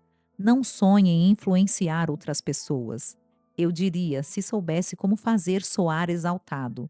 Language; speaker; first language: Portuguese; native; Portuguese